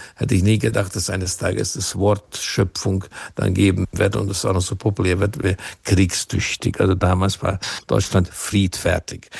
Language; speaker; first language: German; non-native, fluent; Hungarian